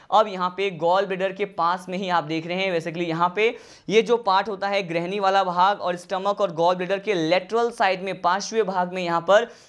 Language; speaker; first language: Hindi; native; Hindi